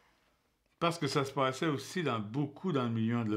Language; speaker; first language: French; native; French